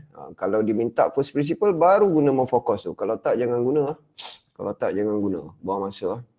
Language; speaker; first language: Malay; native; Malay